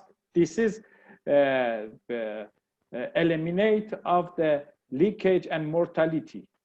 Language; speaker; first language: English; non-native, learner; Persian